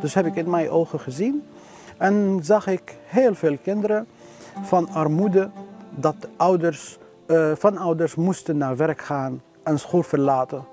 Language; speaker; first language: Dutch; non-native, learner; Arabic